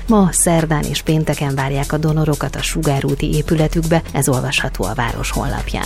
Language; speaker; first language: Hungarian; native; Hungarian